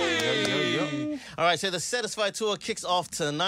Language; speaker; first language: English; native; English